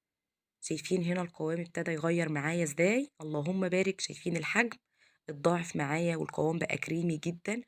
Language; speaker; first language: Arabic; native; Arabic